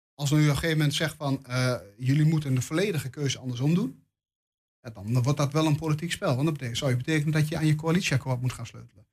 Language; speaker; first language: Dutch; native; Dutch